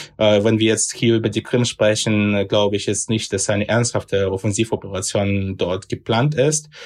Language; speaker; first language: German; non-native, fluent; Russian